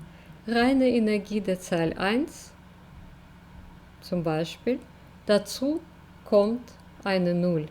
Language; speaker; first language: German; non-native, fluent; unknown